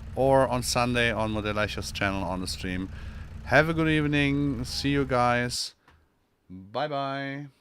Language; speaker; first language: English; non-native, fluent; German